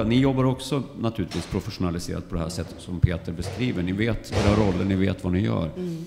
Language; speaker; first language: Swedish; native; Swedish